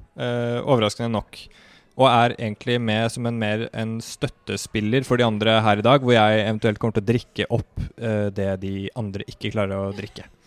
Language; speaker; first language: Norwegian; native; Norwegian